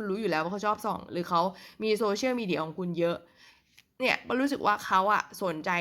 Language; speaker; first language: Thai; native; Thai